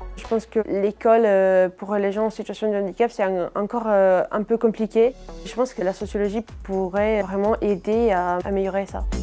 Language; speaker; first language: French; non-native, fluent; Italian